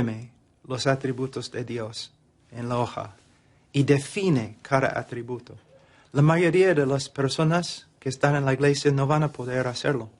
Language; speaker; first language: Spanish; non-native, fluent; English